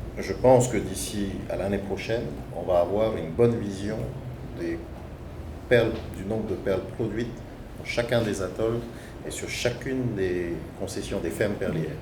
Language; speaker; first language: French; native; French